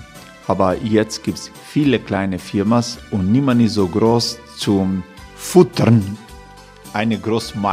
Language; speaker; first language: German; non-native, learner; Croatian